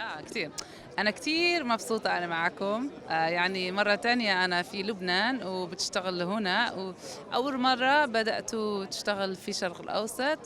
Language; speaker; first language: Arabic; non-native, learner; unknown